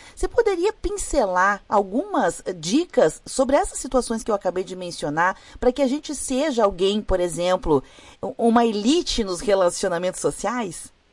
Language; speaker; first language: Portuguese; native; Portuguese